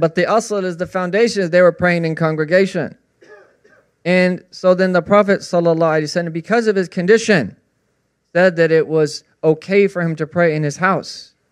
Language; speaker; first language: English; native; English